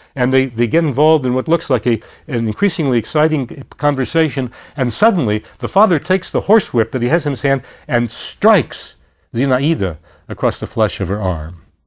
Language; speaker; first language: English; native; English